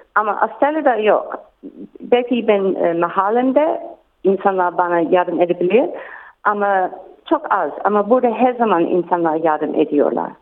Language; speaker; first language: Turkish; non-native, learner; English